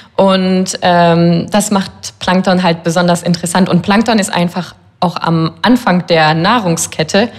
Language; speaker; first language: German; non-native, fluent; French